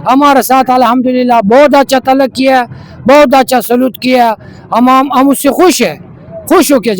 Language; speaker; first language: Hindi; non-native, learner; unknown